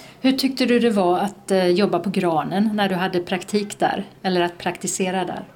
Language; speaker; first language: Swedish; native; Swedish